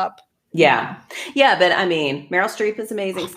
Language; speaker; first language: English; native; English